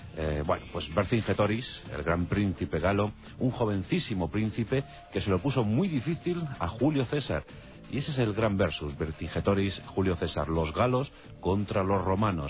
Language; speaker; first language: Spanish; native; Spanish